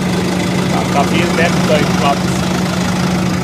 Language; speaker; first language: German; native; German